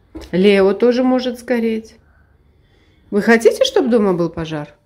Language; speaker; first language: Russian; native; Russian